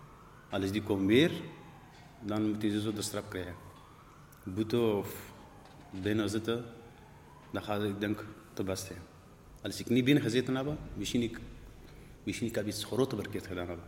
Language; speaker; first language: Dutch; non-native, learner; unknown